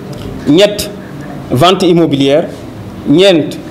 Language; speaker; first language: French; non-native, local second language; Wolof